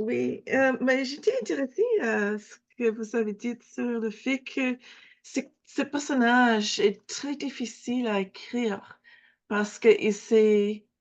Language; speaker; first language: French; non-native, fluent; English